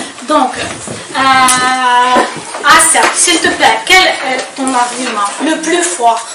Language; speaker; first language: French; non-native, fluent; Ukrainian